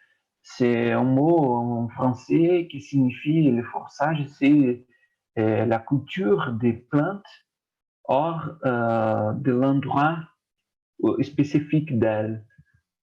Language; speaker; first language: French; non-native, fluent; Portuguese